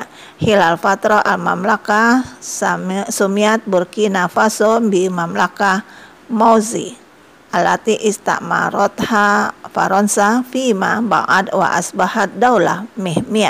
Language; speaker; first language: Arabic; non-native, fluent; Indonesian